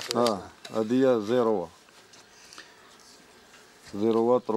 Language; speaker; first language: French; non-native, learner; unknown